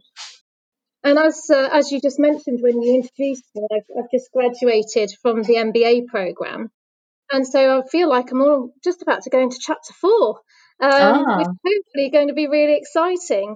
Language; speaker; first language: English; native; English